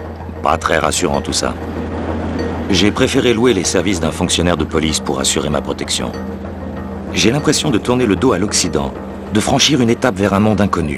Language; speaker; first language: French; native; French